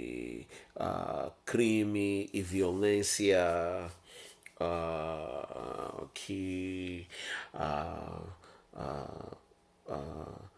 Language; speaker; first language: Portuguese; non-native, learner; English